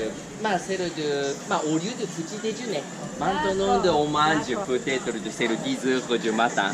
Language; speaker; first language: French; non-native, learner; Japanese